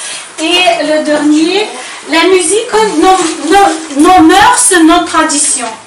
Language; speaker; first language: French; non-native, fluent; Ukrainian